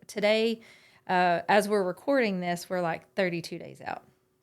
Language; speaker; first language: English; native; English